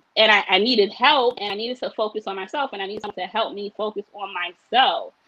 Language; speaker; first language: English; native; English